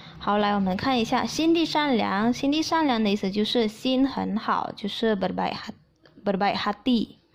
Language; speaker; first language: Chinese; early bilingual, heritage; Chinese